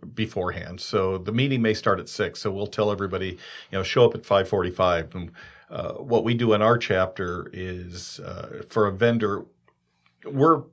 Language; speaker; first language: English; native; English